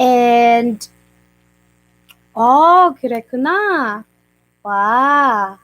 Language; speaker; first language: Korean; non-native, learner; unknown